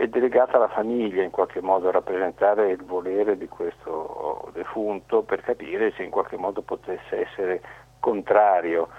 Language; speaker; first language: Italian; native; Italian